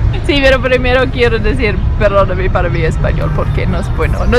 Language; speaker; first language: Spanish; non-native, learner; English